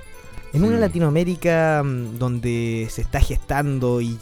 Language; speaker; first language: Spanish; native; Spanish